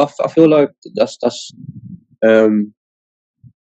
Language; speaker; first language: English; native; English